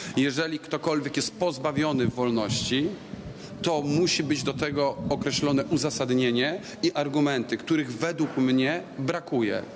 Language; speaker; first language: Polish; native; Polish